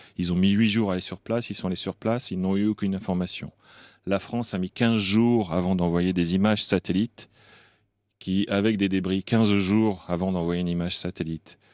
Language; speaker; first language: French; native; French